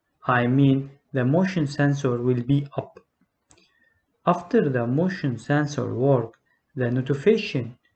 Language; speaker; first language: English; non-native, learner; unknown